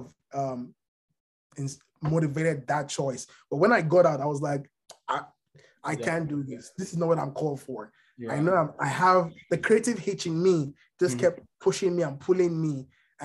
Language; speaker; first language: English; non-native, local second language; Yoruba